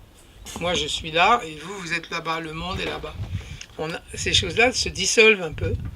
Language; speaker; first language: French; native; French